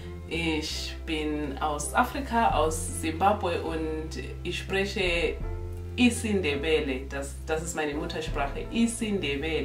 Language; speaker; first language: German; non-native, local second language; North Ndebele